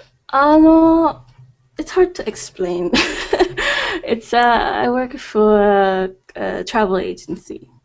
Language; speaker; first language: English; native; English